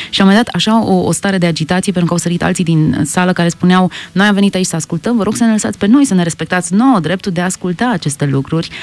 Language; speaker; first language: Romanian; native; Romanian